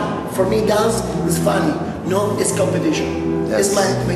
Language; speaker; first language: English; non-native, local second language; Spanish